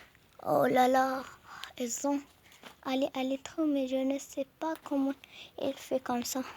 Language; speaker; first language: French; non-native, learner; Arabic